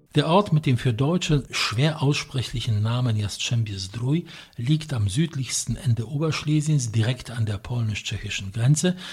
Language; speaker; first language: German; non-native, fluent; Polish